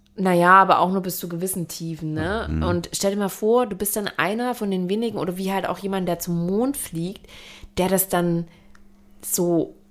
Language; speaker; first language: German; native; German